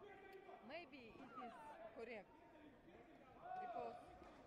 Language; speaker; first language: English; non-native, learner; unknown